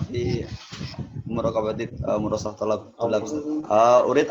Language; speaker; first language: Arabic; non-native, learner; Indonesian